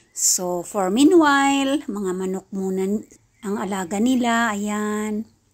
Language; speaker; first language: Filipino; non-native, local second language; Kinaray-a